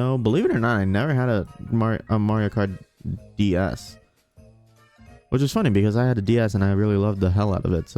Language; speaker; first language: English; native; English